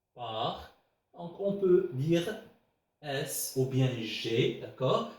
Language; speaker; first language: French; non-native, local second language; Arabic